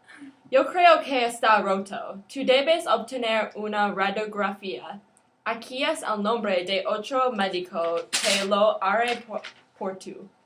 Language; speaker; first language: Spanish; non-native, learner; English